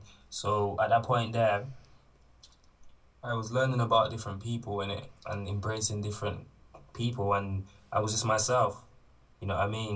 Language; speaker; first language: English; native; English